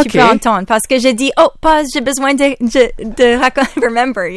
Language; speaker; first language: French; non-native, local second language; English